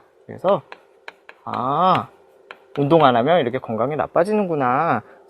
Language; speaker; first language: Korean; native; Korean